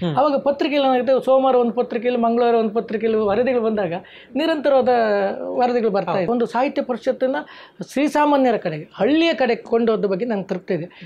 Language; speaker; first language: Kannada; native; Kannada